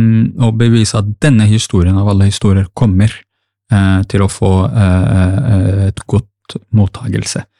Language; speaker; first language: Norwegian; non-native, fluent; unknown